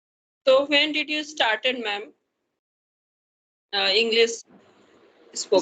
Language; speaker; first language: English; non-native, learner; Hindi